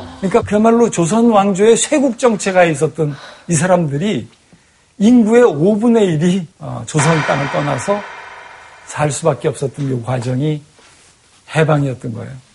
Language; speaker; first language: Korean; native; Korean